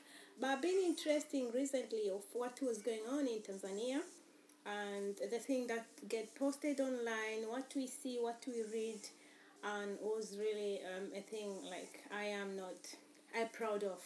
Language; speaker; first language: English; non-native, local second language; Swahili